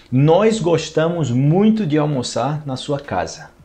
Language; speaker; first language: Portuguese; native; Portuguese